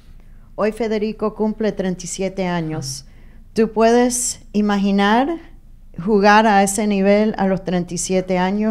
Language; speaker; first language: Spanish; non-native, local second language; English